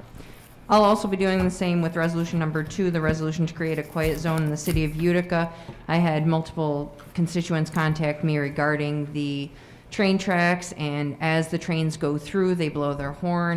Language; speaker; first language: English; native; English